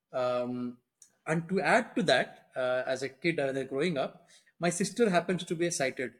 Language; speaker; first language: English; non-native, local second language; Telugu